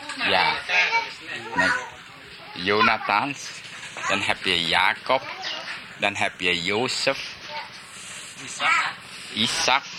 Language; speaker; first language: Dutch; early bilingual, heritage; Dutch